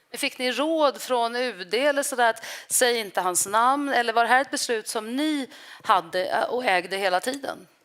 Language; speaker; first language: Swedish; native; Swedish